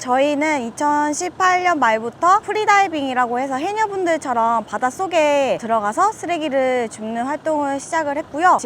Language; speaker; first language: Korean; native; Korean